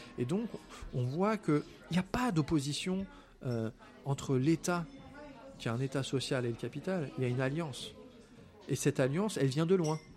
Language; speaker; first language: French; native; French